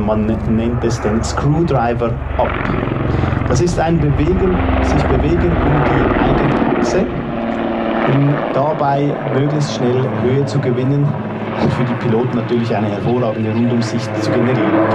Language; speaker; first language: German; native; German